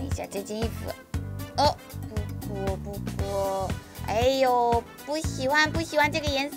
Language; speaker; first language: Chinese; non-native, fluent; Korean